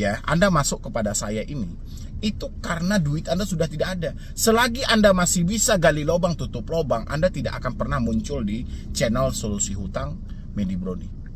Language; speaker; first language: Indonesian; native; Indonesian